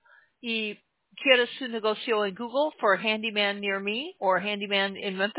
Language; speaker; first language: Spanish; non-native, learner; English